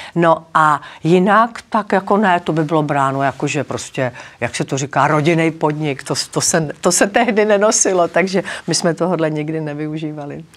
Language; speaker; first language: Czech; native; Czech